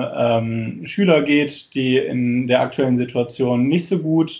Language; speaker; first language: German; native; German